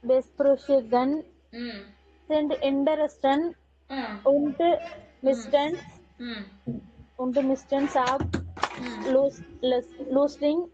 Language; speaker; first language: German; non-native, learner; Tamil